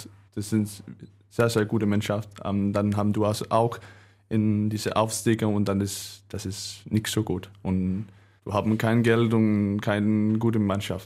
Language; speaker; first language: German; non-native, learner; Danish